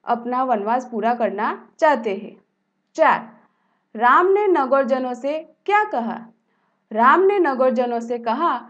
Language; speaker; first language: Hindi; non-native, local second language; Gujarati